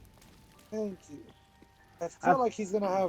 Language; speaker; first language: English; native; English